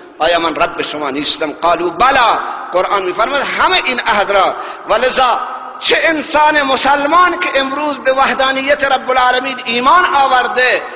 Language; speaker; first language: Persian; non-native, local second language; Baluchi